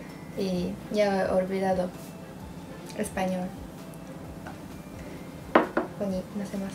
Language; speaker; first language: Spanish; non-native, learner; Japanese